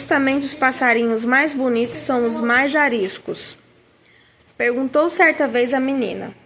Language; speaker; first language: Portuguese; native; Portuguese